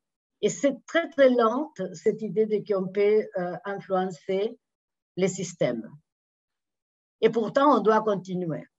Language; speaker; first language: French; non-native, fluent; Spanish